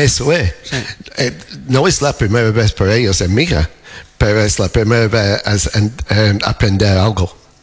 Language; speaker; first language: Spanish; non-native, learner; English